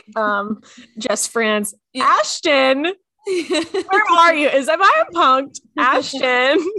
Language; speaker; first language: English; native; English